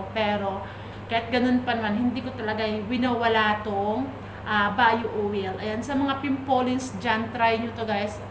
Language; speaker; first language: Filipino; native; Filipino